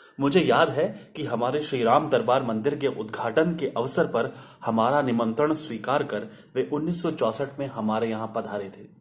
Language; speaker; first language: Hindi; non-native, local second language; Sindhi